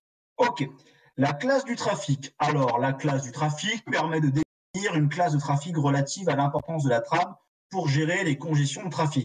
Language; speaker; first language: French; native; French